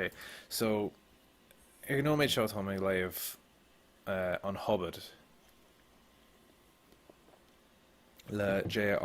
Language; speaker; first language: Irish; non-native, local second language; English